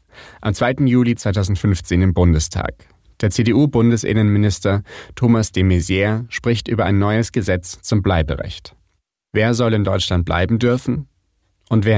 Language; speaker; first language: German; native; German